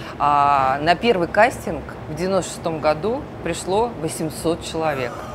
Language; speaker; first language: Russian; native; Russian